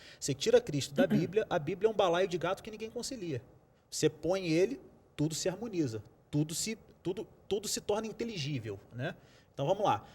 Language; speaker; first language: Portuguese; native; Portuguese